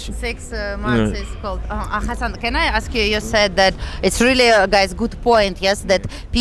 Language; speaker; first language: English; non-native, fluent; Russian